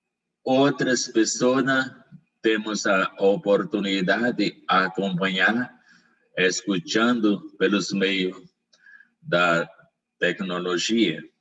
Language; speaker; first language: Portuguese; non-native, learner; Spanish